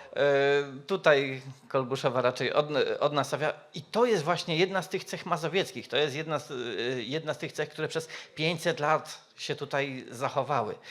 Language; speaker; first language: Polish; native; Polish